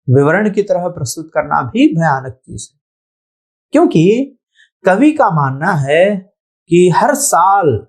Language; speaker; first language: Hindi; non-native, local second language; Telugu